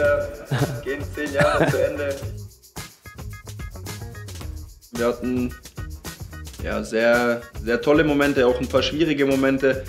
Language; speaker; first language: German; native; German